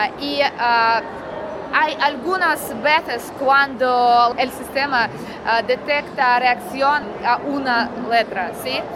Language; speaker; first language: Spanish; non-native, learner; Russian